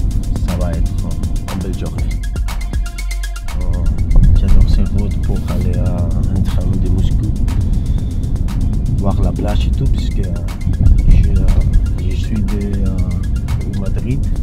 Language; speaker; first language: French; non-native, learner; Spanish